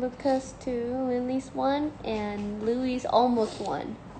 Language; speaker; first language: English; non-native, fluent; Thai